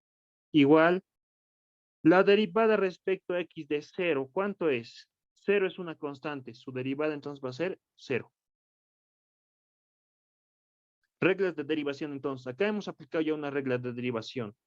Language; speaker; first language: Spanish; native; Spanish